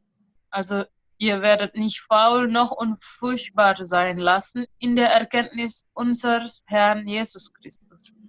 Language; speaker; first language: German; non-native, fluent; Indonesian